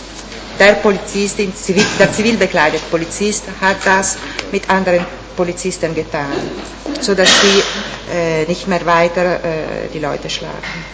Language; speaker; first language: German; non-native, fluent; Italian